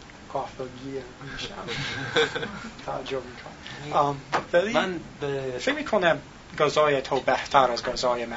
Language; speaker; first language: Persian; non-native, learner; English